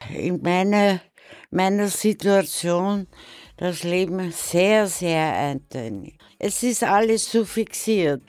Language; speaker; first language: German; native; German